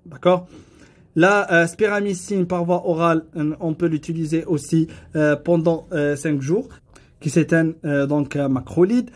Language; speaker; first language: French; non-native, local second language; Arabic